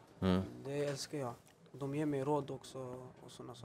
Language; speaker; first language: Swedish; early bilingual, other home language; Albanian